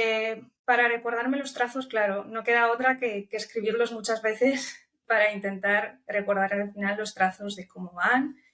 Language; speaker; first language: Spanish; early bilingual, other home language; Romanian